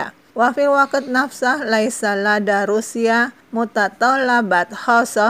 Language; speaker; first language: Arabic; non-native, fluent; Indonesian